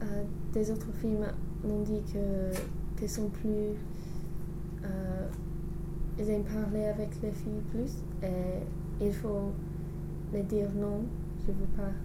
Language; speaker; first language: French; non-native, learner; English